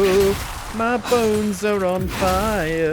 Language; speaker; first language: English; native; English